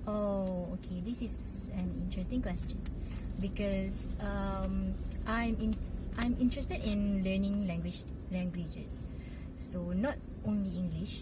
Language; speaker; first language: English; non-native, local second language; Malay